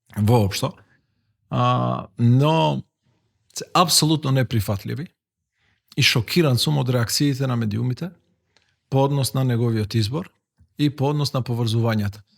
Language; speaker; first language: Macedonian; non-native, local second language; Albanian